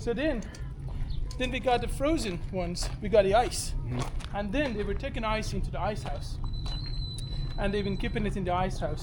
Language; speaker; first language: English; non-native, fluent; Persian